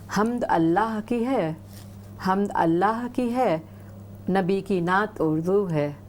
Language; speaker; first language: Urdu; native; Urdu